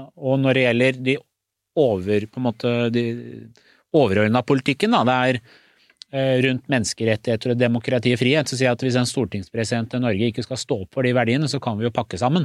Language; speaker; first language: Norwegian; early bilingual, other home language; Persian